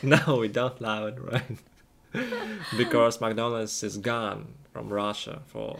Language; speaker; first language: English; non-native, fluent; Russian